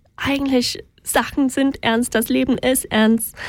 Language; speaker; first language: German; non-native, fluent; English